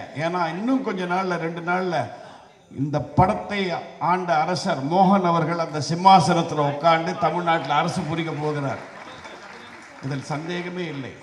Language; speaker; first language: Tamil; native; Tamil